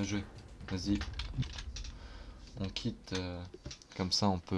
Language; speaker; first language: French; native; French